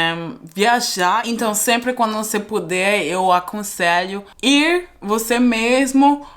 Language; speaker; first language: Portuguese; non-native, fluent; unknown